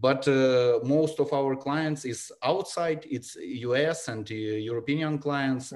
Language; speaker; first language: English; non-native, learner; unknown